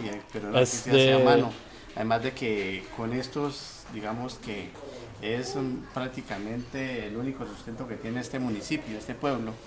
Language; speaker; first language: Spanish; native; Spanish